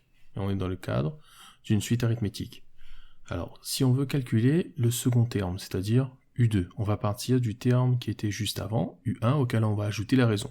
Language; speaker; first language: French; native; French